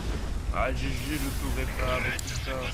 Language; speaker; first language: French; native; French